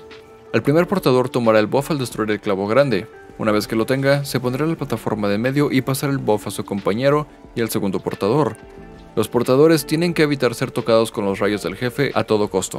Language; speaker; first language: Spanish; native; Spanish